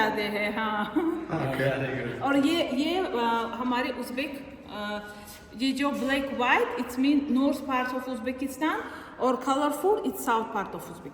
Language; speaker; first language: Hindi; non-native, fluent; Uzbek